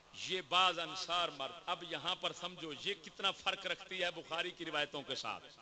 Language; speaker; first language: Urdu; non-native, local second language; Punjabi